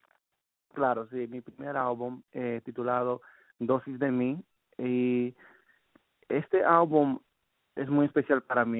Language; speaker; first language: Spanish; early bilingual, heritage; Spanish